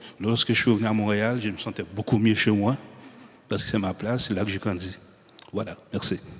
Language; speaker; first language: French; early bilingual, other home language; Haitian Creole